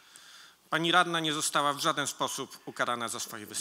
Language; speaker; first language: Polish; native; Polish